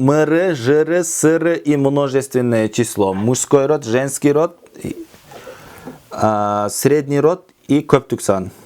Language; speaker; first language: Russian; non-native, local second language; Kyrgyz